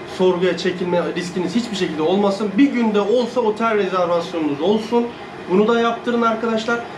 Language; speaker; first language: Turkish; native; Turkish